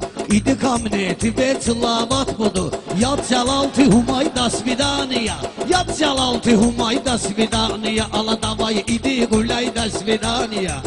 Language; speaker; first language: Russian; non-native, learner; Talysh